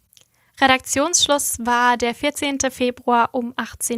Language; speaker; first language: German; native; German